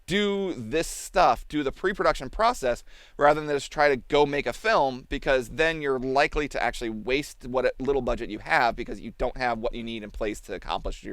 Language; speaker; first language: English; native; English